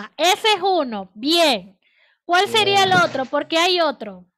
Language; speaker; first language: Spanish; native; Spanish